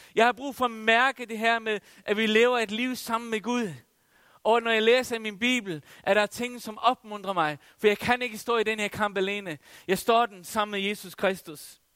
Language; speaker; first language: Danish; non-native, local second language; Faroese